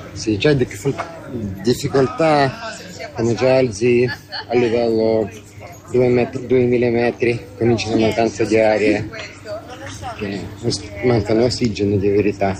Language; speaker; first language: Italian; non-native, learner; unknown